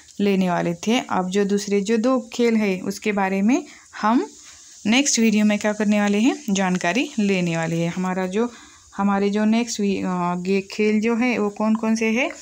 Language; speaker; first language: Hindi; non-native, local second language; Marathi